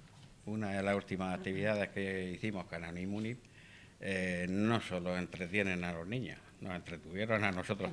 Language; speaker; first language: Spanish; native; Spanish